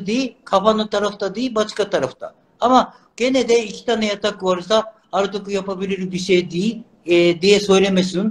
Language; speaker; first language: Turkish; non-native, learner; Japanese